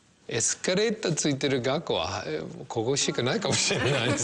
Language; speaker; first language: Japanese; non-native, fluent; English